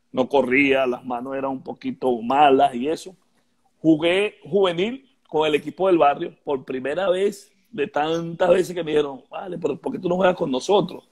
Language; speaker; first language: Spanish; native; Spanish